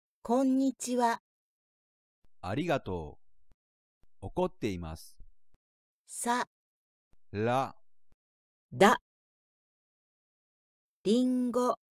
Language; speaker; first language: Japanese; non-native, learner; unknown